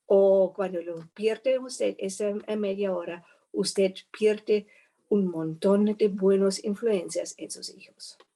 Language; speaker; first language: Spanish; non-native, fluent; German